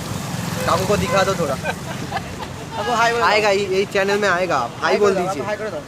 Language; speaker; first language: Hindi; non-native, local second language; Bangla